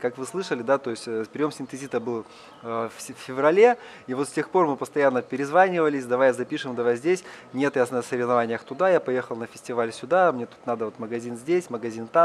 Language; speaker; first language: Russian; native; Russian